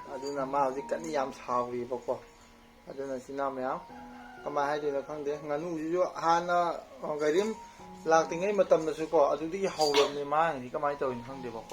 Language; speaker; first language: Manipuri; native; Manipuri